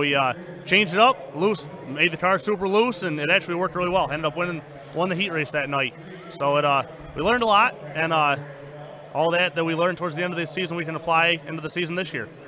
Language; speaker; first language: English; native; English